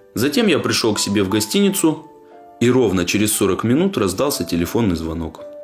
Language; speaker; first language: Russian; non-native, local second language; Ingush